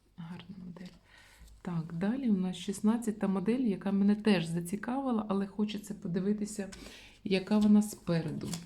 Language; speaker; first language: Ukrainian; non-native, local second language; Russian